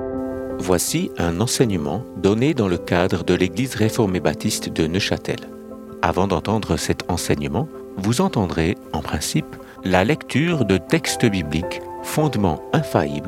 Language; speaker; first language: French; native; French